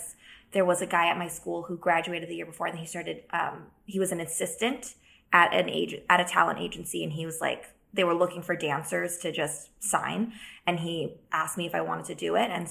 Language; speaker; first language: English; native; English